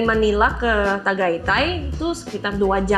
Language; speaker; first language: Indonesian; non-native, learner; Filipino